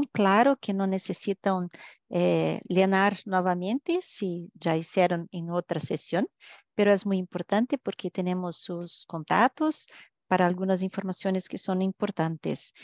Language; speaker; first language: Spanish; non-native, fluent; Portuguese